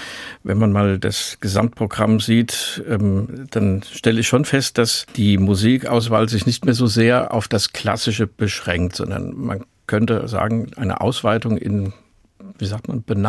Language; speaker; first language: German; native; German